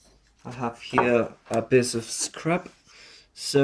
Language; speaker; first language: English; non-native, learner; Spanish